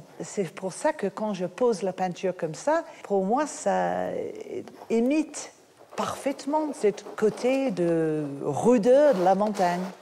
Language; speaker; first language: French; non-native, fluent; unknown